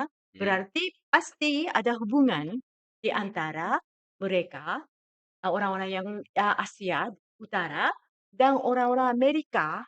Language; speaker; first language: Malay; non-native, fluent; Japanese